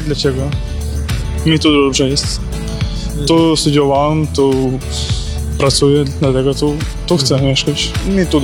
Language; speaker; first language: Polish; non-native, learner; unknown